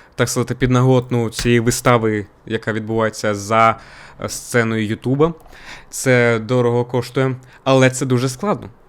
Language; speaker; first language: Ukrainian; non-native, local second language; Russian